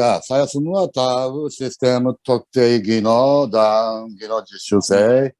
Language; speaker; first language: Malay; non-native, learner; Japanese